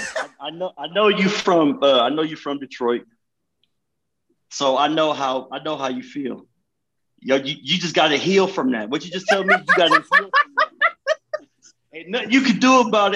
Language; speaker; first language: English; native; English